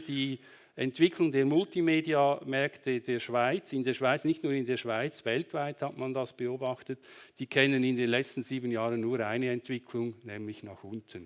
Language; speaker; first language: German; native; German